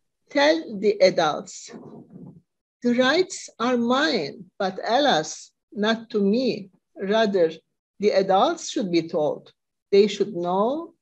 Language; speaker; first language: English; non-native, fluent; Turkish